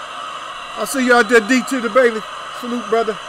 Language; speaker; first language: English; native; English